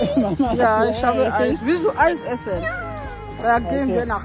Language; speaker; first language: German; non-native, learner; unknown